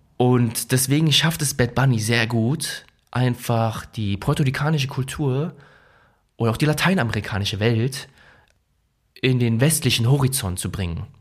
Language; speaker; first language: German; early bilingual, other home language; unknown